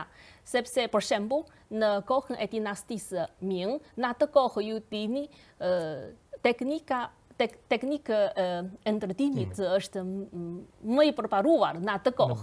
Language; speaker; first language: Albanian; non-native, fluent; Chinese